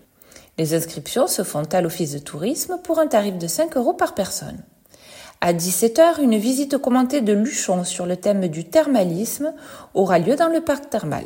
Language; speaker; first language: French; native; French